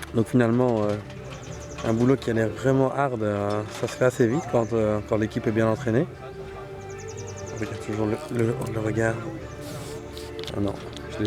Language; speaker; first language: French; native; French